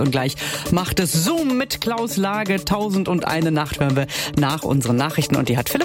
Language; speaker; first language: German; native; German